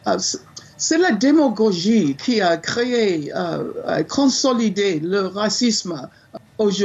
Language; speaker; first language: French; non-native, fluent; English